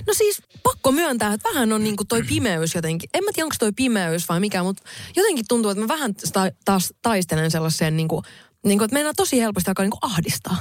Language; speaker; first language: Finnish; native; Finnish